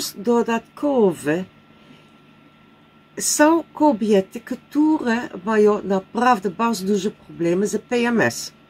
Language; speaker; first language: Polish; non-native, learner; Dutch